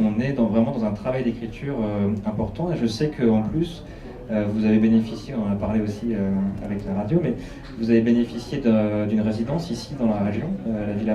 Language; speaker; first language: French; native; French